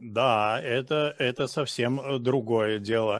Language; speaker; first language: Russian; native; Russian